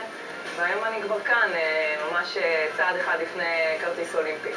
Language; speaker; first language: Hebrew; native; Hebrew